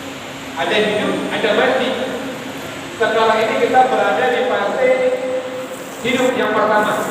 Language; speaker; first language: Indonesian; native; Indonesian